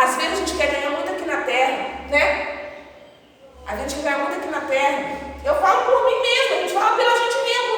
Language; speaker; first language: Portuguese; native; Portuguese